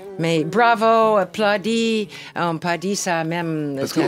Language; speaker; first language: French; non-native, fluent; English